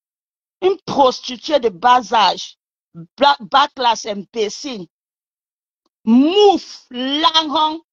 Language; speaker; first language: French; non-native, local second language; Lingala